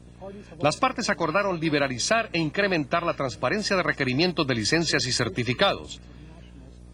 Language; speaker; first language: Spanish; native; Spanish